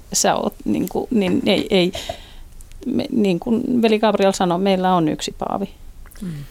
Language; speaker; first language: Finnish; non-native, local second language; Swedish